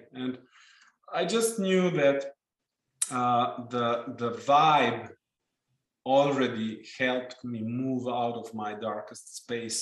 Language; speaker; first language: English; non-native, fluent; Slovenian